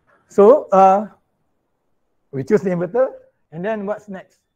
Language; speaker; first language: English; non-native, local second language; Malay